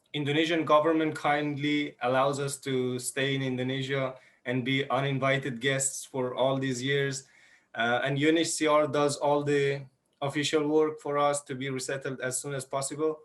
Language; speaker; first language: English; non-native, fluent; Persian